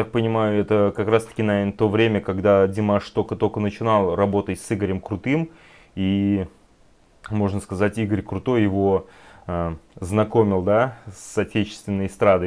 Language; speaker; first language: Russian; native; Russian